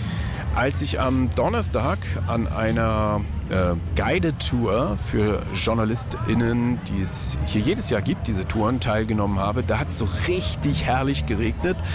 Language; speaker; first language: German; native; German